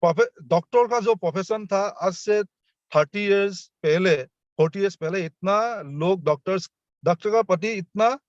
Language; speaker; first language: Hindi; non-native, local second language; Assamese